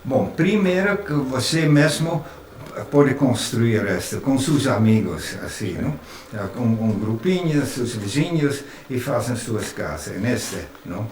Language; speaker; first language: Portuguese; non-native, fluent; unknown